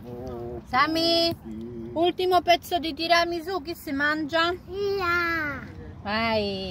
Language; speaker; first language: Italian; non-native, learner; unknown